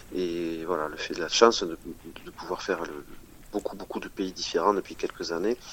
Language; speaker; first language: French; native; French